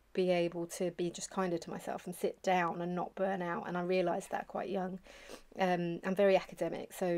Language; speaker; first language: English; native; English